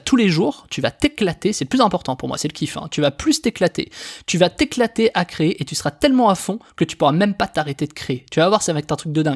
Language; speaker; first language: French; native; French